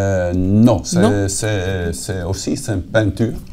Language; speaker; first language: French; non-native, fluent; Dutch